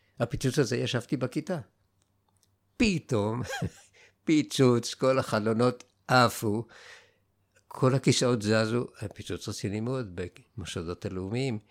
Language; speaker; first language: Hebrew; native; Hebrew